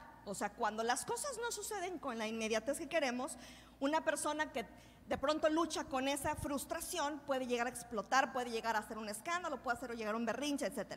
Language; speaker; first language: Spanish; native; Spanish